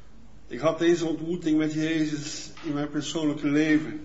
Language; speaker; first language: Dutch; non-native, fluent; Portuguese